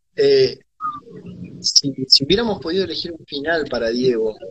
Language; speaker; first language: Spanish; native; Spanish